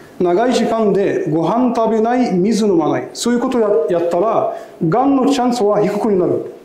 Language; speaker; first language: Japanese; non-native, learner; Arabic